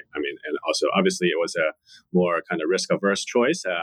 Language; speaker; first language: English; non-native, fluent; Chinese